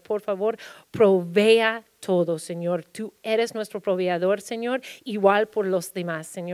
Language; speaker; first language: Spanish; early bilingual, heritage; Spanish